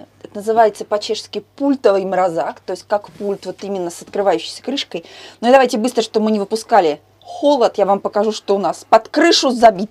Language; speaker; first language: Russian; native; Russian